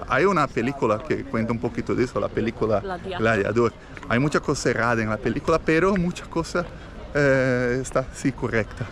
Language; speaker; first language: Spanish; non-native, fluent; Portuguese